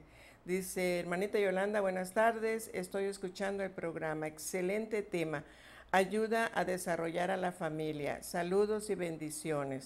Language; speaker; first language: Spanish; native; Spanish